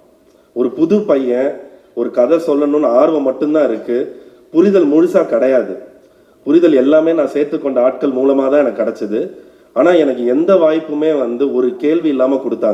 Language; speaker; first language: Tamil; native; Tamil